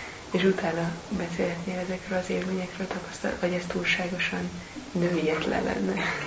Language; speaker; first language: Hungarian; native; Hungarian